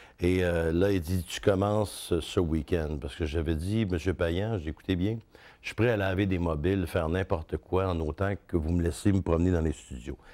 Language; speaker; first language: French; native; French